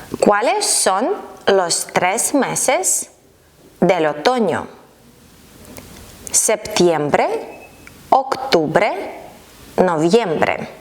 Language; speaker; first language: Spanish; non-native, fluent; Ukrainian